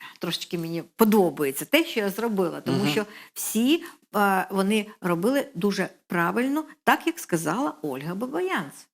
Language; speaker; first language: Ukrainian; non-native, local second language; Russian